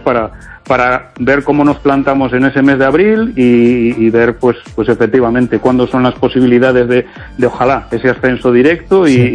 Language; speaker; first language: Spanish; native; Spanish